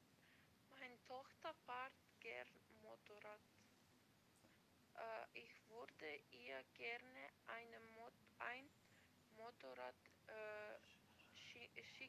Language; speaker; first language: German; non-native, learner; Macedonian